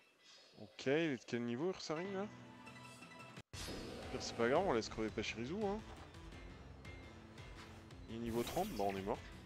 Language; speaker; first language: French; native; French